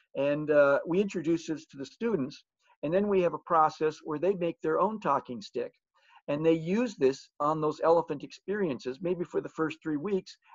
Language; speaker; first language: English; native; English